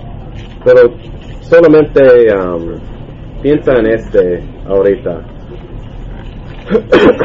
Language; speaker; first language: Spanish; non-native, learner; English